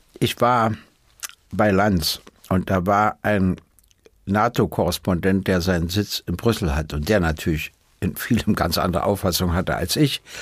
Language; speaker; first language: German; native; German